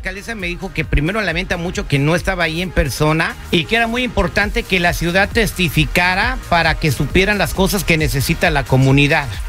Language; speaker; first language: Spanish; early bilingual, heritage; Spanish